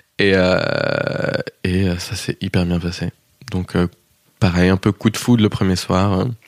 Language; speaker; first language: French; early bilingual, heritage; French